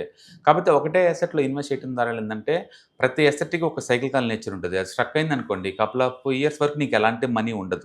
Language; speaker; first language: Telugu; native; Telugu